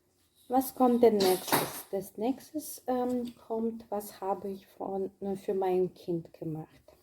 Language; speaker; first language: German; non-native, learner; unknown